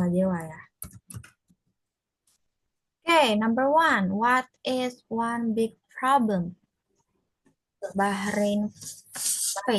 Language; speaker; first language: English; non-native, fluent; Indonesian